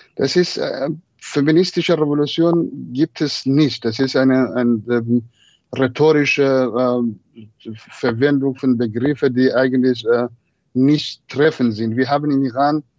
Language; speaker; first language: German; non-native, fluent; Persian